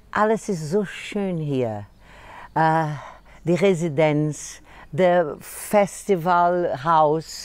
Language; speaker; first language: German; non-native, learner; Portuguese